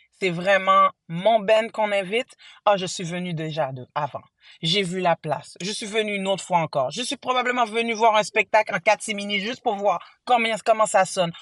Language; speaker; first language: French; early bilingual, other home language; Haitian Creole